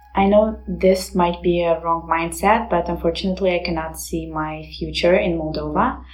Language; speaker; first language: English; non-native, fluent; Romanian